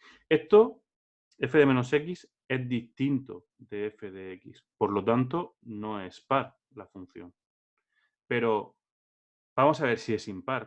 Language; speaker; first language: Spanish; native; Spanish